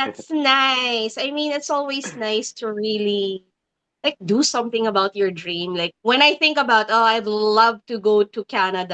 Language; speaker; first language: English; non-native, local second language; Filipino